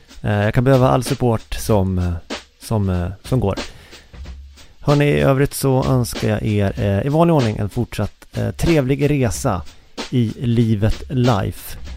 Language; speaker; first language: Swedish; native; Swedish